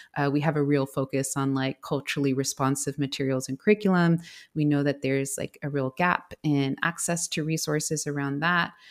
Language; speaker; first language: English; native; English